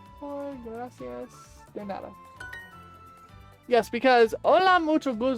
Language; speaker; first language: Spanish; non-native, learner; English